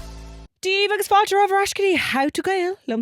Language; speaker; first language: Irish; non-native, local second language; English